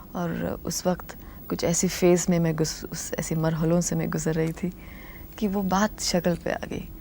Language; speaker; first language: Hindi; non-native, local second language; Tamil